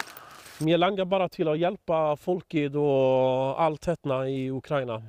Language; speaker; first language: Icelandic; non-native, learner; Swedish